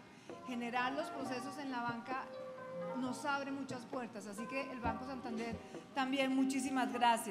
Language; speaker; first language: Spanish; native; Spanish